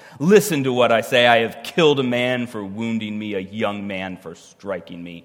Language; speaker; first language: English; native; English